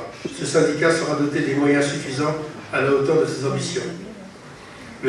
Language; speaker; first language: French; native; French